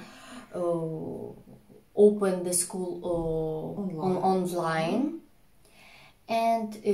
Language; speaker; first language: English; non-native, fluent; Russian